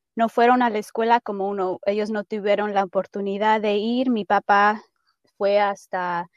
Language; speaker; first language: Spanish; early bilingual, heritage; Spanish